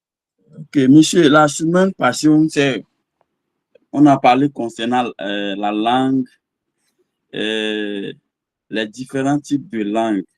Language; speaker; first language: French; non-native, learner; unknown